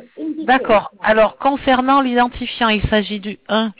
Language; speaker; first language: French; native; French